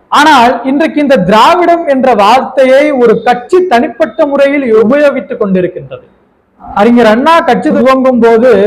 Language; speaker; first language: Tamil; non-native, local second language; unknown